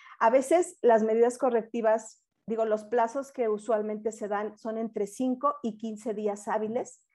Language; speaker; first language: Spanish; native; Spanish